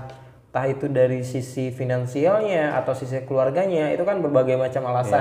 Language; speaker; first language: Indonesian; native; Indonesian